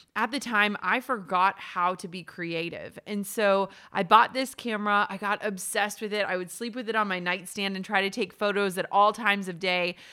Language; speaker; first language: English; native; English